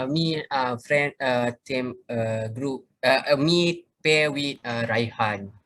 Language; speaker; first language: English; non-native, learner; Malay